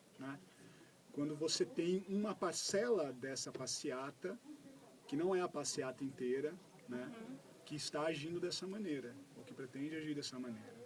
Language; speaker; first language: Portuguese; native; Portuguese